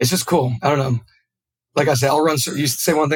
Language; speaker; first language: English; native; English